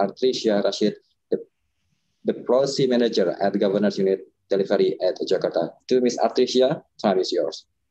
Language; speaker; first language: English; non-native, fluent; Indonesian